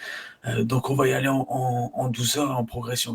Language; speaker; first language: French; native; French